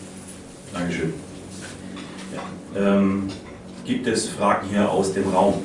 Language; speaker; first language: German; native; German